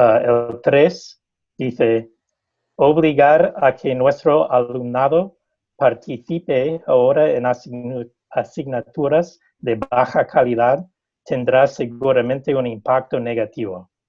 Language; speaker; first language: Spanish; non-native, fluent; English